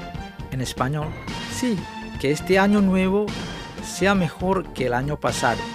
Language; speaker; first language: Spanish; non-native, fluent; Indonesian